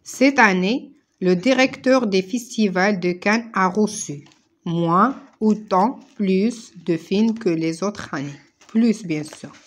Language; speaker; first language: French; non-native, local second language; Arabic